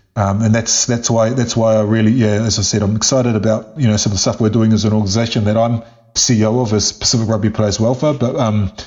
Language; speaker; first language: English; native; English